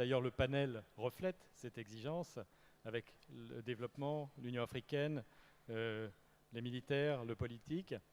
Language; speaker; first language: French; native; French